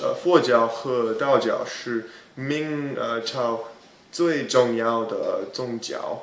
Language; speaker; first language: Chinese; non-native, learner; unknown